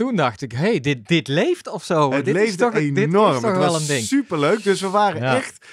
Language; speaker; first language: Dutch; native; Dutch